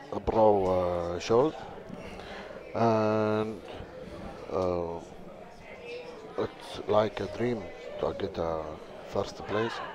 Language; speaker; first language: English; non-native, learner; Arabic